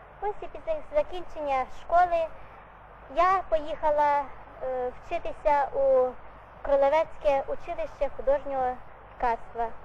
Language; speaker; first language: Ukrainian; native; Ukrainian